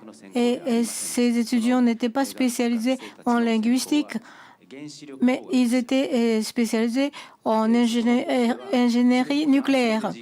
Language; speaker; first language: French; non-native, fluent; Japanese